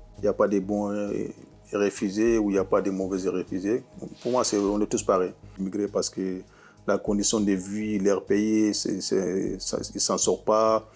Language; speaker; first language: French; non-native, fluent; Soninke